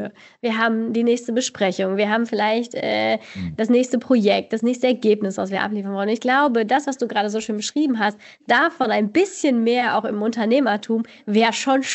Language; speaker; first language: German; native; German